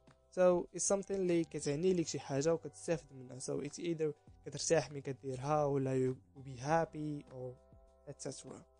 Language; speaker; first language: English; non-native, fluent; Arabic